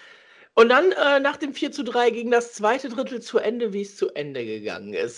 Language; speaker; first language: German; native; German